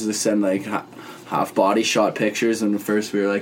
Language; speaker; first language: English; native; English